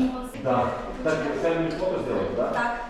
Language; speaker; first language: Russian; non-native, learner; Lithuanian